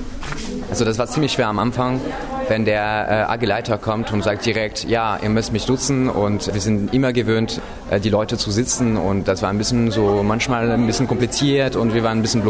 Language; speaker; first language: German; non-native, fluent; French